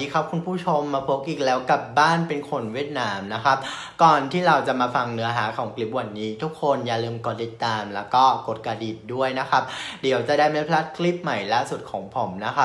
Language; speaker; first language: Thai; non-native, fluent; Vietnamese